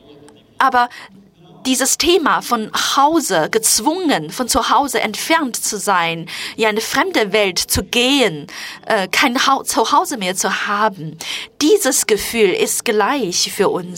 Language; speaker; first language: German; non-native, fluent; Chinese